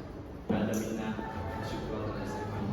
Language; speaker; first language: Arabic; non-native, learner; Indonesian